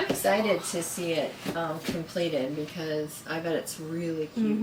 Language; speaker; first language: English; native; English